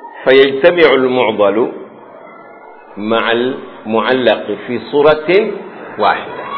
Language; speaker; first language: Arabic; non-native, fluent; Swahili